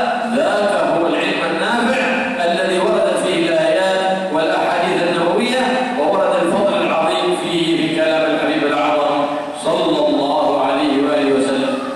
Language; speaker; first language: Arabic; native; Arabic